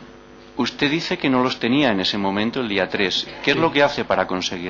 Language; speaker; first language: Spanish; native; Spanish